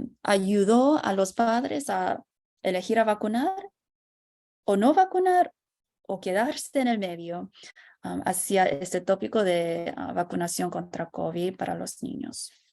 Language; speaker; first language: Spanish; non-native, fluent; English